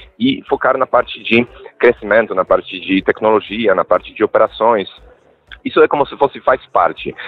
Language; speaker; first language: Portuguese; non-native, fluent; Polish